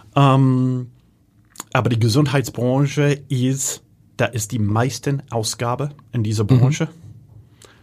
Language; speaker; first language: German; non-native, fluent; English